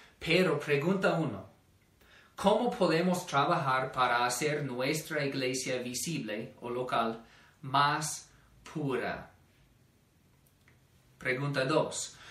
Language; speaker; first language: Spanish; non-native, fluent; English